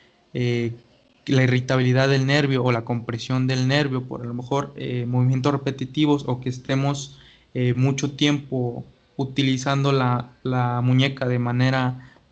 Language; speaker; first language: Spanish; native; Spanish